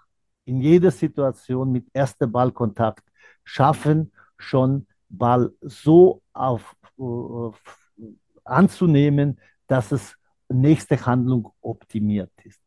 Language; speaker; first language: German; non-native, fluent; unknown